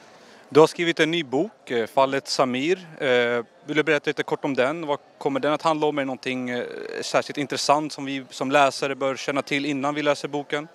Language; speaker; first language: Swedish; native; Swedish